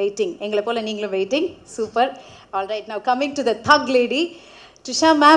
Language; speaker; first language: Tamil; native; Tamil